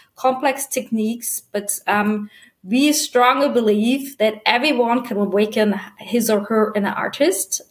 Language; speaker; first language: English; non-native, fluent; German